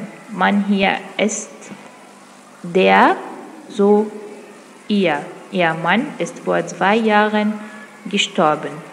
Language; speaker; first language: German; non-native, fluent; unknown